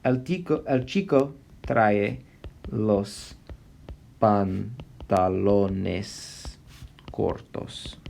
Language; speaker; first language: Spanish; non-native, fluent; English